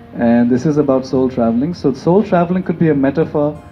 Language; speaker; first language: English; non-native, local second language; Hindi